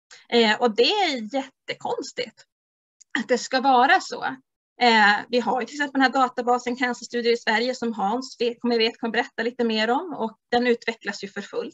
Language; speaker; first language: Swedish; native; Swedish